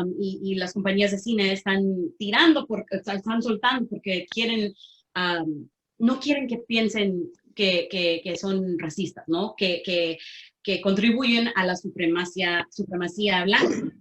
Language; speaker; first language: Spanish; early bilingual, heritage; Spanish